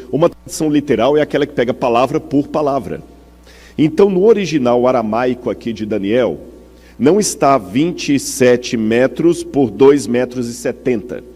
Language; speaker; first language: Portuguese; native; Portuguese